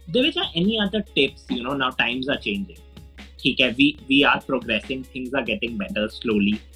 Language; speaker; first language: English; non-native, local second language; Hindi